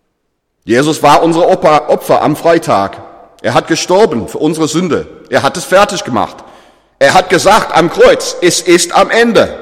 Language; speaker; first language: German; non-native, fluent; English